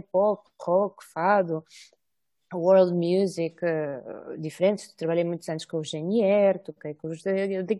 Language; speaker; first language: Portuguese; non-native, fluent; Russian